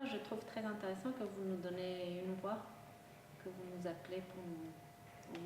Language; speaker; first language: French; non-native, local second language; Spanish